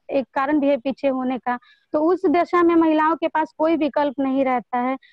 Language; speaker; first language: Hindi; native; Hindi